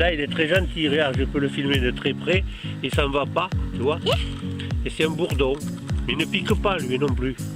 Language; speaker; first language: French; native; French